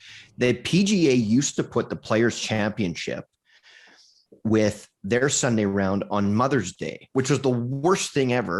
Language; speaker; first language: English; native; English